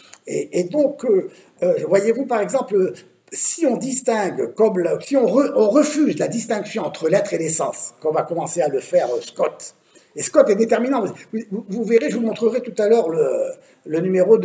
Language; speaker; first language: French; native; French